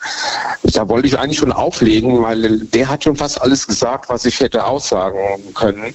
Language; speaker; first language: German; native; German